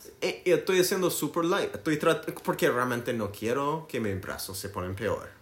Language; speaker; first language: Spanish; non-native, learner; English